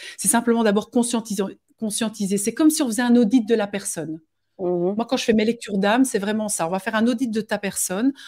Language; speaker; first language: French; native; French